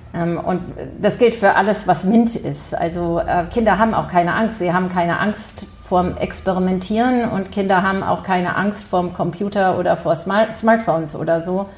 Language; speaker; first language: German; early bilingual, heritage; German